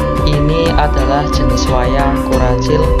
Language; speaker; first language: Indonesian; native; Indonesian